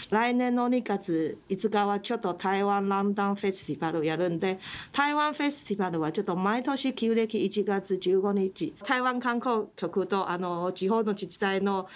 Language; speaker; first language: Japanese; non-native, fluent; Chinese